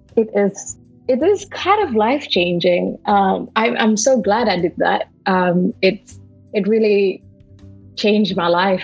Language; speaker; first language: English; non-native, fluent; Malay